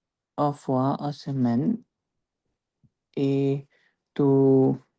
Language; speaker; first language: French; non-native, learner; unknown